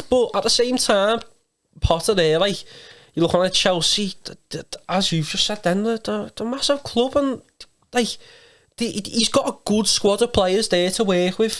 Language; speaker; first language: English; native; English